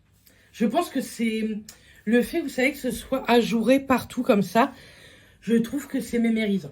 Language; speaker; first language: French; native; French